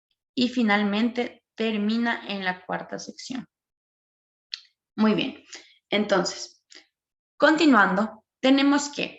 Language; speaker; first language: Spanish; native; Spanish